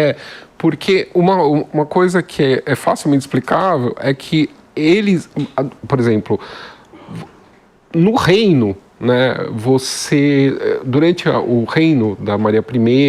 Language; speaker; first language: Portuguese; native; Portuguese